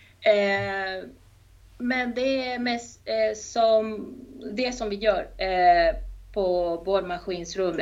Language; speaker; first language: Swedish; non-native, fluent; Spanish